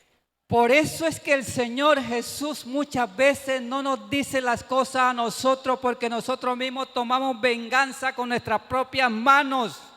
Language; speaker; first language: Spanish; native; Spanish